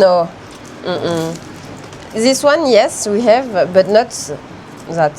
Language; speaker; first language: English; non-native, learner; French